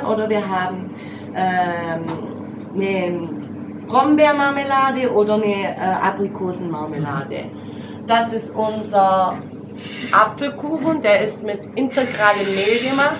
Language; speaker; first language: German; non-native, fluent; Italian